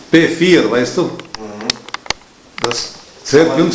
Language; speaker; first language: German; non-native, fluent; Hindi